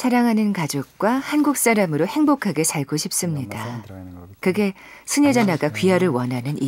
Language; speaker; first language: Korean; native; Korean